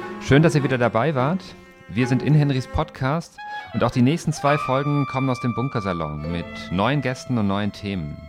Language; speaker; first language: German; native; German